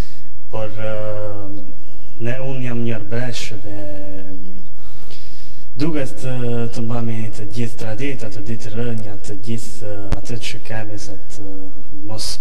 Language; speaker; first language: Albanian; early bilingual, heritage; Albanian